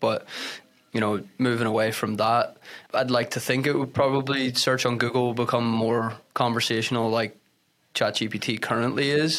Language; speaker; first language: English; native; English